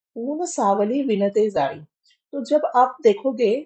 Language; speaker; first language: Hindi; non-native, local second language; Marathi